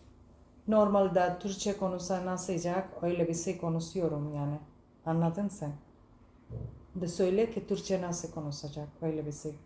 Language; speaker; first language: Turkish; non-native, learner; Gujarati